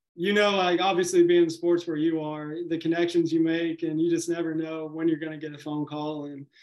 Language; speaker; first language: English; native; English